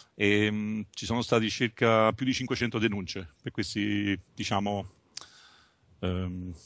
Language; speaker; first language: Italian; native; Italian